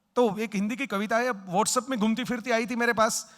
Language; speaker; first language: Hindi; non-native, local second language; Gujarati